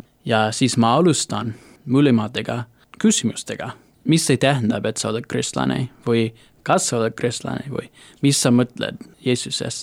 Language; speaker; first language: Estonian; non-native, learner; English